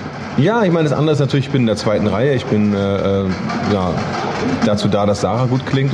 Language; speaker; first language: German; native; German